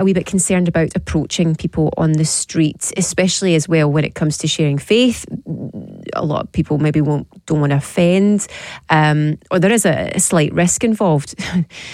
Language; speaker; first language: English; native; English